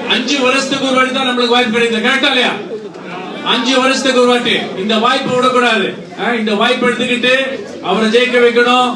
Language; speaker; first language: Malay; non-native, local second language; Tamil